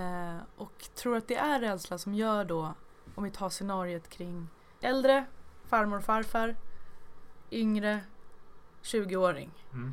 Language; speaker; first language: Swedish; native; Swedish